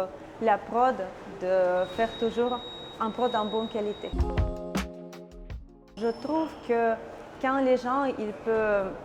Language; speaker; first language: French; non-native, learner; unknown